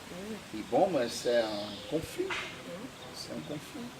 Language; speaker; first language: French; non-native, fluent; Portuguese